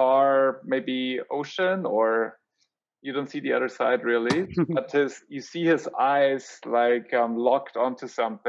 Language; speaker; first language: English; non-native, fluent; German